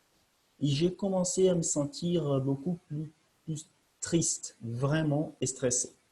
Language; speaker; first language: French; non-native, fluent; Portuguese